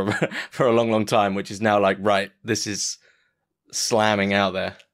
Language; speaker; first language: English; native; English